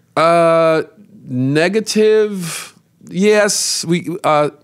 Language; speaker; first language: English; native; English